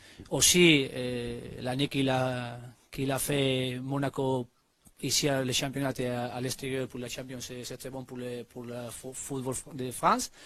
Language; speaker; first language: French; non-native, learner; Spanish